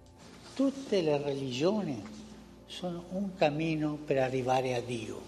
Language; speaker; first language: Italian; non-native, fluent; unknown